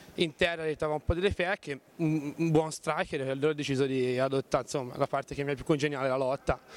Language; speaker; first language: Italian; native; Italian